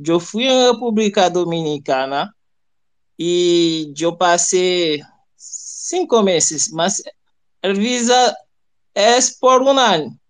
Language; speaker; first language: Portuguese; non-native, learner; Haitian Creole